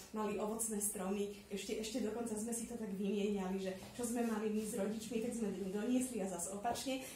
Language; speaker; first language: Slovak; native; Slovak